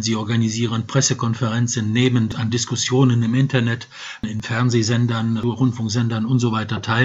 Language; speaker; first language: German; non-native, fluent; Polish